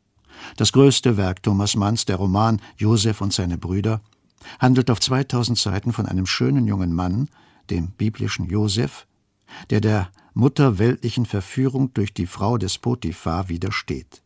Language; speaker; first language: German; native; German